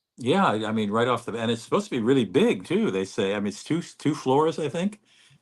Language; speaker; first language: English; native; English